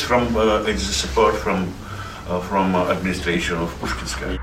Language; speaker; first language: English; non-native, learner; Russian